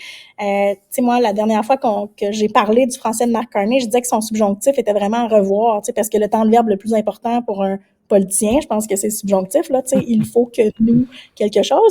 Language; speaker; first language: French; native; French